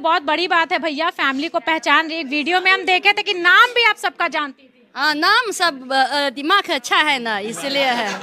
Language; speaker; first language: Hindi; native; Hindi